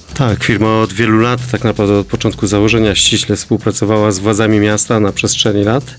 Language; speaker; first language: Polish; native; Polish